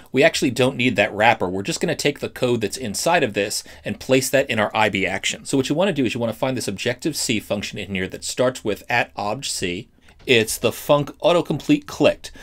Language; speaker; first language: English; native; English